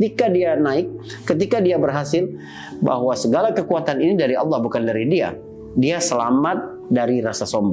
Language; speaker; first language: Indonesian; native; Indonesian